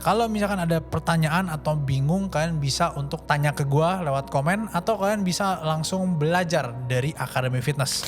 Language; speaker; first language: Indonesian; native; Indonesian